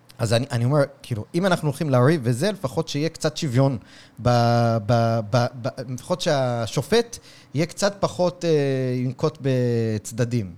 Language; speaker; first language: Hebrew; native; Hebrew